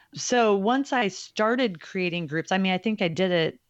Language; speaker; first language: English; native; English